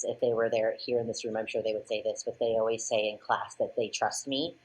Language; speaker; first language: English; native; English